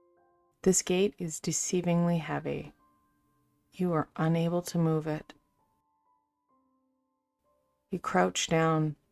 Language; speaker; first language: English; native; English